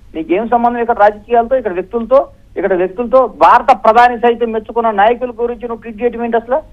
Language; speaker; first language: Telugu; native; Telugu